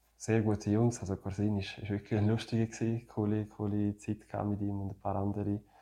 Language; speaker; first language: German; non-native, fluent; French